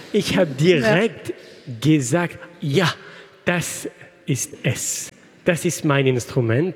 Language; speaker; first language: German; non-native, fluent; French